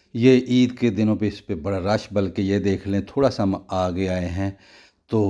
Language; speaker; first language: Urdu; non-native, local second language; Punjabi